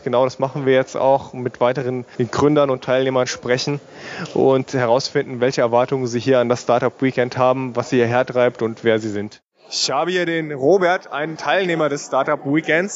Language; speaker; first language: German; native; German